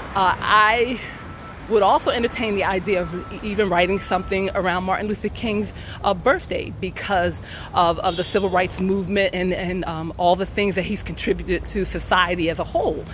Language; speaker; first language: English; native; English